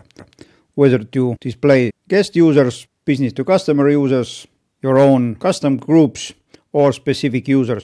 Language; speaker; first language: English; non-native, fluent; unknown